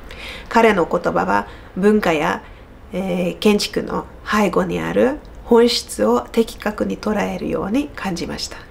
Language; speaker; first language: Japanese; non-native, fluent; Hungarian